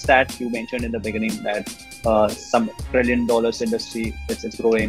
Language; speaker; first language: English; non-native, local second language; Marathi